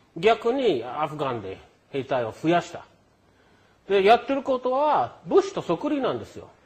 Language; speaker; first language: Japanese; non-native, fluent; English